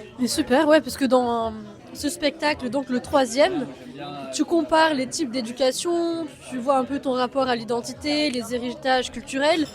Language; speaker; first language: French; native; French